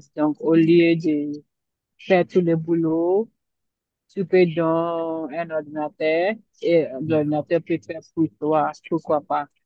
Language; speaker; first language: French; non-native, learner; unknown